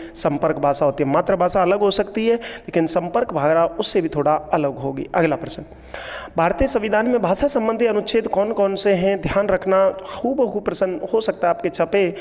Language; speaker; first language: Hindi; native; Hindi